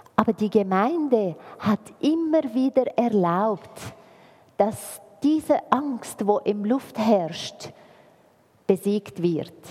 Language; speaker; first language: German; non-native, fluent; Arabic